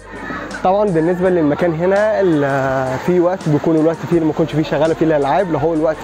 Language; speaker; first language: Arabic; native; Arabic